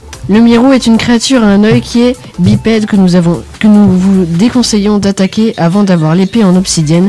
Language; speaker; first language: French; native; French